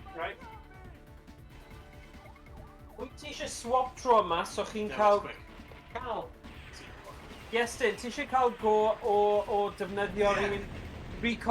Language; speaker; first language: Welsh; native; Welsh